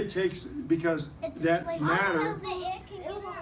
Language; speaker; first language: English; native; English